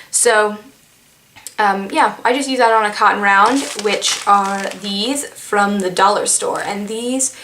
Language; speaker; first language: English; native; English